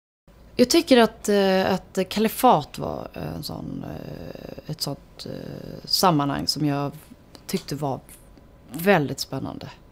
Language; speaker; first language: Swedish; native; Swedish